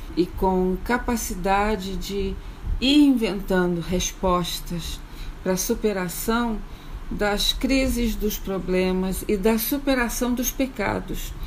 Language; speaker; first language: Portuguese; native; Portuguese